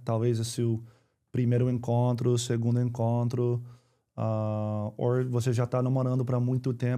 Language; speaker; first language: Portuguese; non-native, learner; English